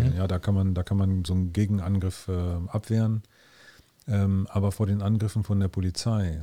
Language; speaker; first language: German; native; German